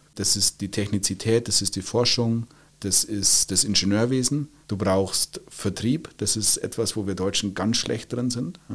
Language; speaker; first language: German; native; German